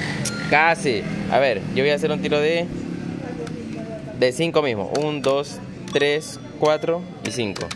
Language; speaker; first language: Spanish; native; Spanish